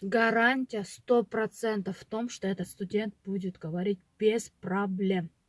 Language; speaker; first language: Russian; non-native, local second language; Kyrgyz